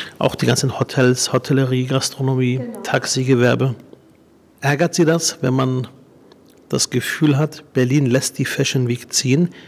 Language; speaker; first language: German; early bilingual, other home language; Arabic